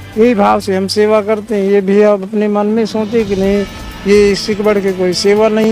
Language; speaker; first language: Hindi; native; Hindi